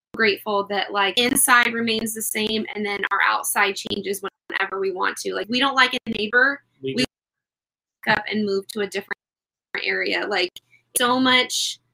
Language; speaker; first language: English; native; English